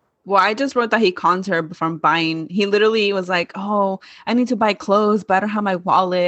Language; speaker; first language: English; native; English